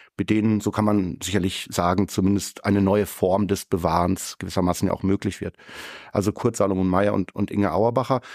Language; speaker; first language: German; native; German